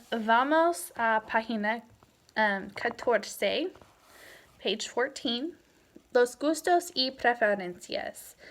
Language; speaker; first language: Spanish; non-native, fluent; English